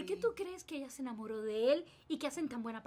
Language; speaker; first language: Spanish; native; Spanish